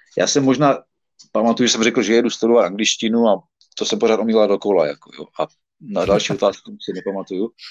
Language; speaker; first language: Czech; native; Czech